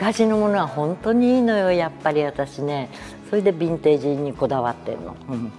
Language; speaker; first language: Japanese; native; Japanese